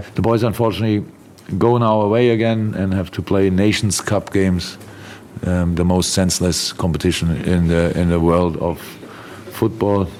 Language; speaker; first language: English; non-native, fluent; German